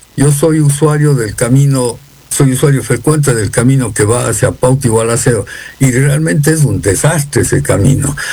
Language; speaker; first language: Spanish; native; Spanish